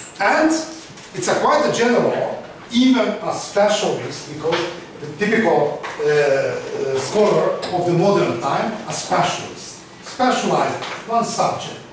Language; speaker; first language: English; non-native, learner; Hungarian